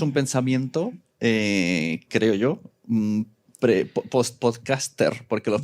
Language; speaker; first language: Spanish; native; Spanish